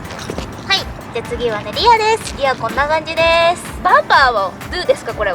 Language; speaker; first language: Japanese; native; Japanese